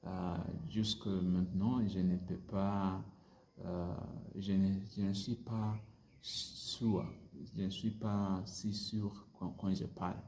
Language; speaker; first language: French; non-native, learner; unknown